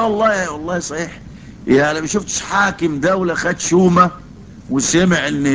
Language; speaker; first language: Arabic; native; Arabic